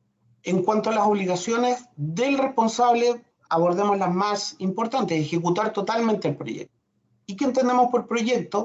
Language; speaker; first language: Spanish; native; Spanish